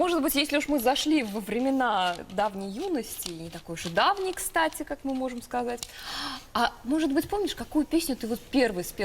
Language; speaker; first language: Russian; native; Russian